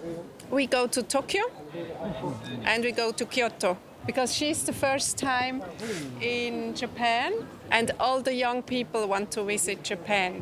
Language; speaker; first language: English; non-native, fluent; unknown